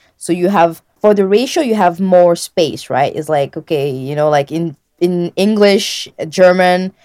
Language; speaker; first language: English; non-native, fluent; French